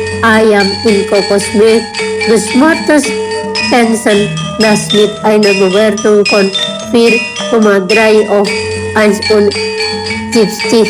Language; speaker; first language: German; non-native, fluent; Indonesian